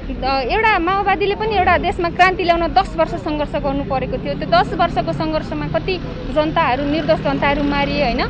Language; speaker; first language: Nepali; native; Nepali